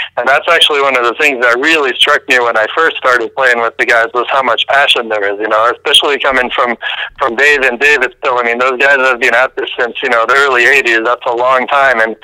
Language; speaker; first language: English; early bilingual, other home language; French